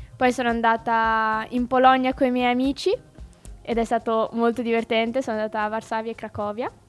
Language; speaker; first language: Italian; early bilingual, other home language; English